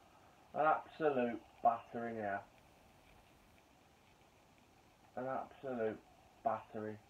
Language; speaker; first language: English; native; English